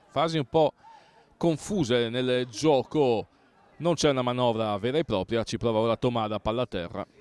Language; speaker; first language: Italian; native; Italian